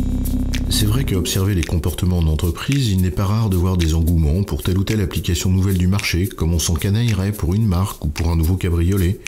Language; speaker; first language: French; native; French